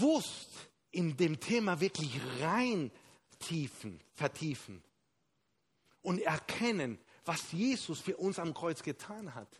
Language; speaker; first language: German; non-native, fluent; Spanish